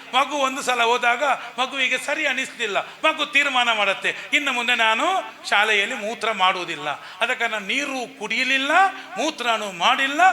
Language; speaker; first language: Kannada; non-native, local second language; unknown